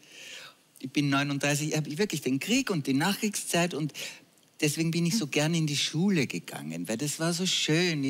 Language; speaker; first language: German; native; German